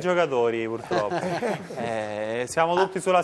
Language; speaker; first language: Italian; native; Italian